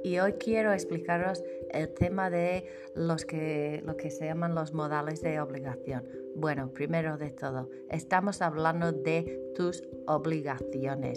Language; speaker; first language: Spanish; non-native, fluent; English